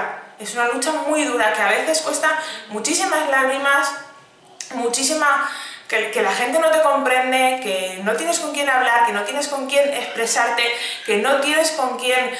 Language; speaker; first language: Spanish; native; Spanish